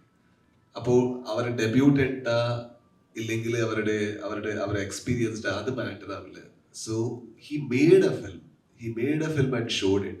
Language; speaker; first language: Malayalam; non-native, learner; Kannada